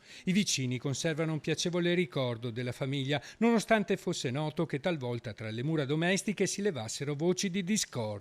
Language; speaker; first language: Italian; native; Italian